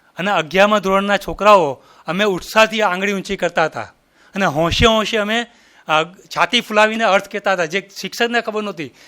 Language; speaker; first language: Gujarati; native; Gujarati